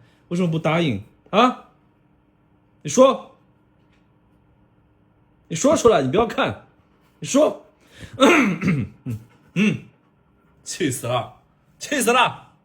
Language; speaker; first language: Chinese; native; Chinese